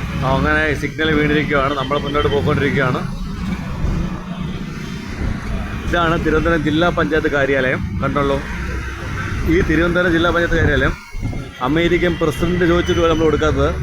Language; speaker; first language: Malayalam; native; Malayalam